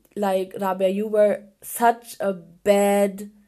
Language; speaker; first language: English; non-native, fluent; Urdu